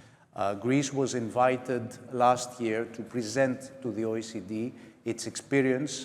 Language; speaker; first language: English; non-native, local second language; Greek